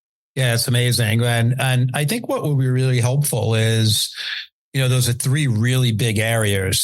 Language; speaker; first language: English; native; English